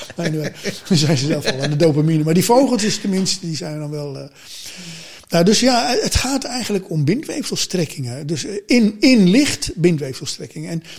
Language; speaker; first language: Dutch; native; Dutch